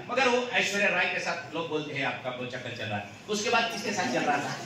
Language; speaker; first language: Hindi; non-native, local second language; Marathi